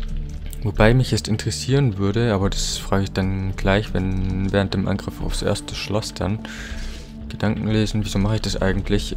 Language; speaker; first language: German; native; German